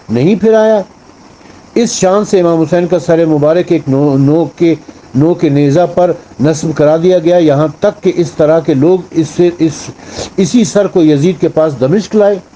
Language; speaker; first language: Urdu; native; Urdu